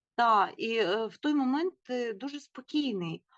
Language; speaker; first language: Ukrainian; non-native, fluent; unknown